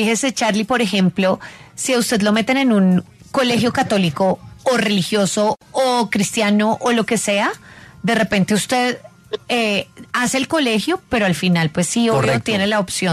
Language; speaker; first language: Spanish; native; Spanish